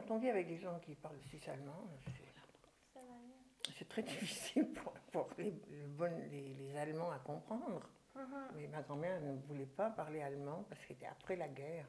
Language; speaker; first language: French; early bilingual, other home language; German